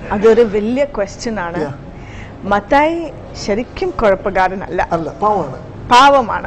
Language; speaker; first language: Malayalam; non-native, learner; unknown